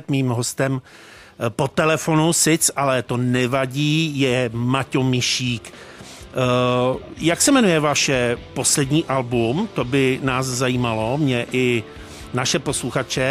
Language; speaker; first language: Czech; native; Czech